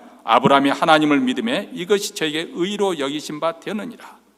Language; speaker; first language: Korean; native; Korean